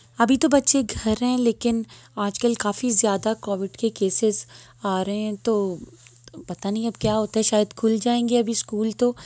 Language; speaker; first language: Urdu; native; Urdu